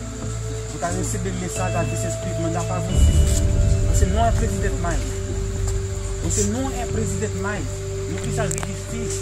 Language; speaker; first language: Portuguese; non-native, learner; Haitian Creole